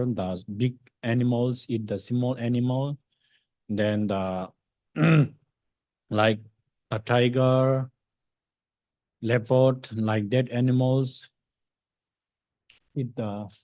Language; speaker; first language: English; non-native, fluent; Tibetan